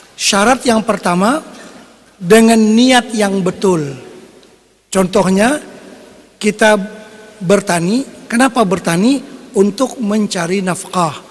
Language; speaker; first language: Indonesian; non-native, local second language; Banjar